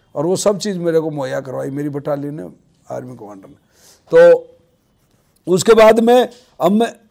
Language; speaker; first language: Hindi; native; Hindi